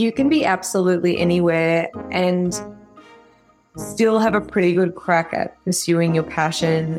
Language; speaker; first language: English; native; English